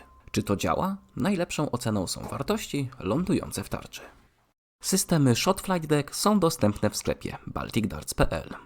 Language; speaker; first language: Polish; native; Polish